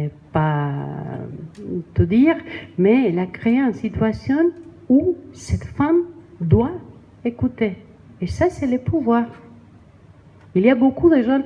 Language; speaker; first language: French; non-native, learner; Spanish